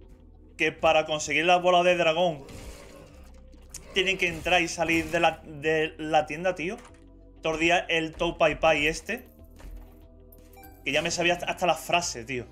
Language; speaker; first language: Spanish; native; Spanish